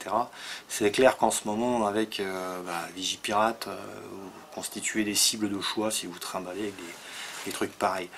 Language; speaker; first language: French; native; French